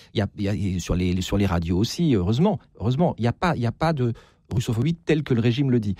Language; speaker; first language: French; native; French